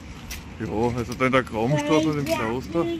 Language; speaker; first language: German; native; German